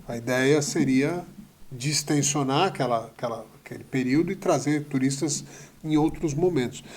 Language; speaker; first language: Portuguese; native; Portuguese